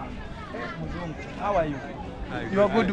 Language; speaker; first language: English; non-native, learner; Swahili